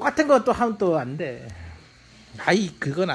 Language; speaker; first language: Korean; native; Korean